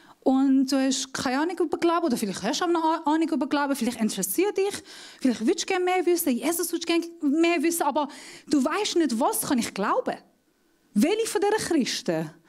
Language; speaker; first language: German; non-native, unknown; Persian